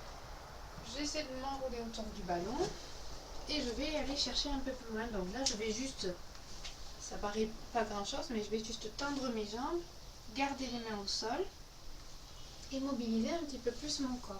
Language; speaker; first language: French; native; French